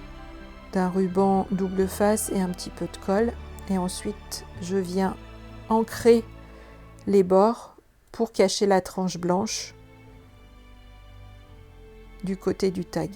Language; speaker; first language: French; native; French